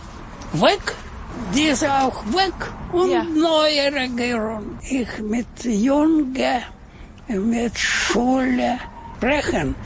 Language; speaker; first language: German; non-native, learner; Russian